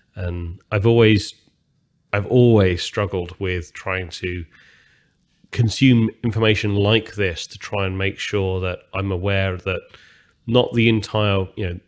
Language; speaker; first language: English; native; English